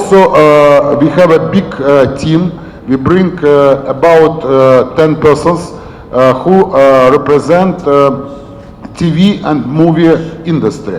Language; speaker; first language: English; non-native, learner; Ukrainian